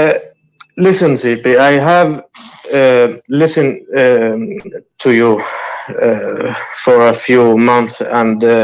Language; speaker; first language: English; non-native, learner; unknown